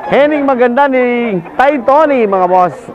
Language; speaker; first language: Filipino; native; Filipino